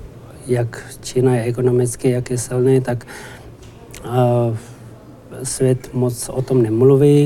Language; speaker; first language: Czech; non-native, learner; Tibetan